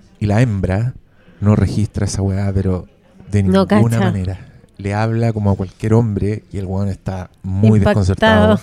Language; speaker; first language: Spanish; native; Spanish